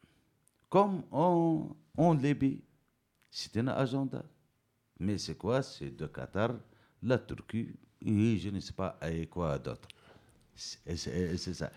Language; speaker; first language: French; non-native, learner; Berber languages